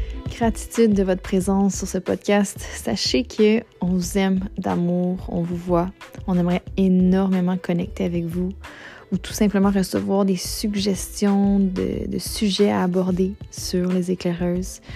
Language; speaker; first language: French; native; French